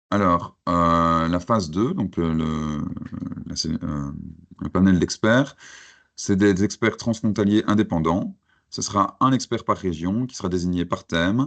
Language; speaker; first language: French; native; French